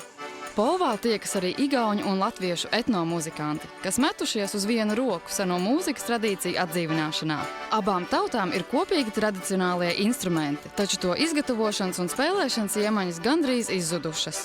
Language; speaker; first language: Latvian; native; Latvian